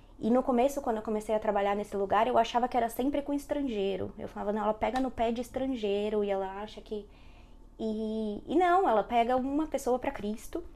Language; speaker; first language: Portuguese; native; Portuguese